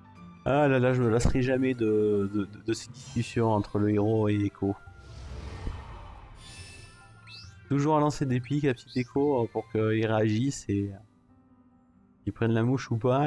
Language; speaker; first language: French; native; French